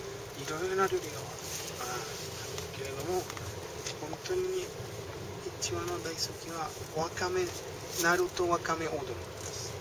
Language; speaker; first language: Japanese; non-native, learner; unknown